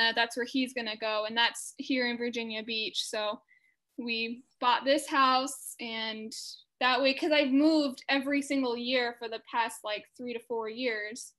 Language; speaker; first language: English; native; English